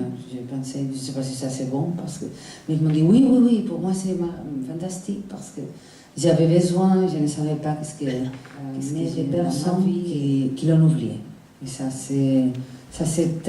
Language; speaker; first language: French; non-native, fluent; Spanish